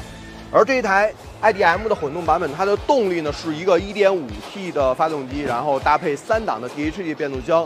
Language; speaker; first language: Chinese; native; Chinese